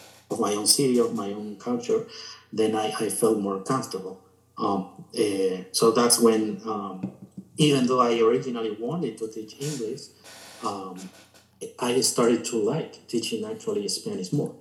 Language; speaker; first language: English; non-native, fluent; Spanish